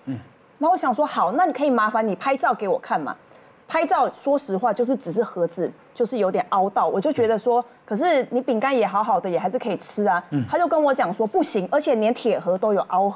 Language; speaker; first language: Chinese; native; Chinese